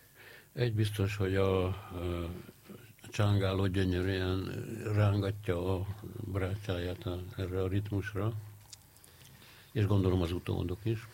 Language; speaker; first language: Hungarian; native; Hungarian